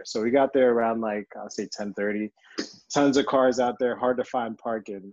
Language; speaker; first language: English; early bilingual, other home language; Yoruba